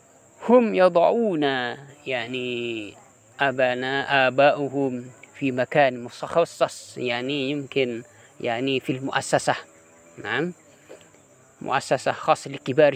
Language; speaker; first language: Arabic; non-native, fluent; Indonesian